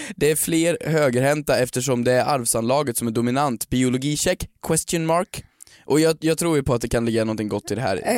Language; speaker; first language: Swedish; native; Swedish